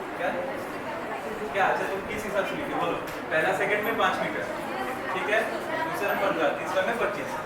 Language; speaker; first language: Hindi; non-native, local second language; Bangla